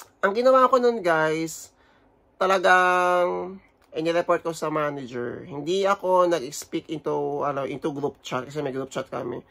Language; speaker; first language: Filipino; native; Filipino